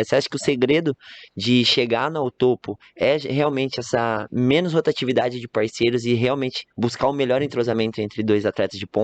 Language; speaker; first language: Portuguese; native; Portuguese